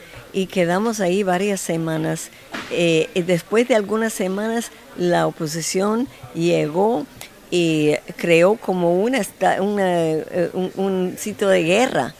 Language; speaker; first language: Spanish; non-native, fluent; English